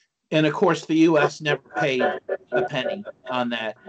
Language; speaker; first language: English; native; English